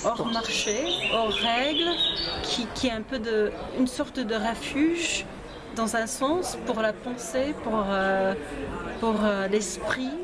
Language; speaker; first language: French; non-native, fluent; English